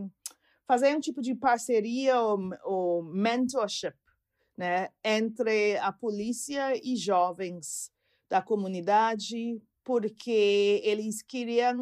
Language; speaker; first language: Portuguese; non-native, fluent; English